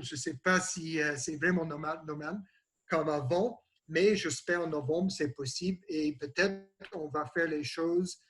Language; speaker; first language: French; non-native, learner; English